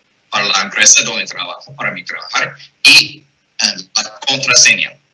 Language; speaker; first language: Spanish; non-native, fluent; English